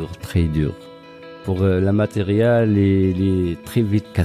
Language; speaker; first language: French; non-native, local second language; Arabic